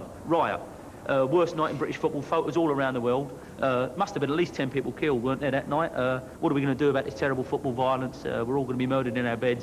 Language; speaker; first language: English; native; English